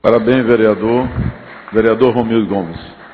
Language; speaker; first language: Portuguese; native; Portuguese